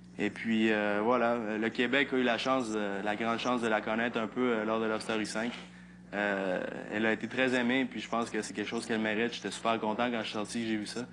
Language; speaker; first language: French; early bilingual, other home language; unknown